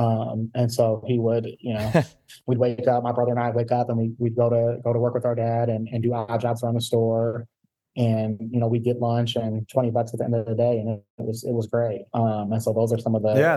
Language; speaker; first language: English; native; English